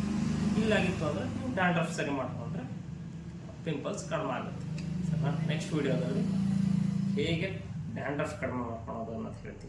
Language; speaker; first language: Kannada; native; Kannada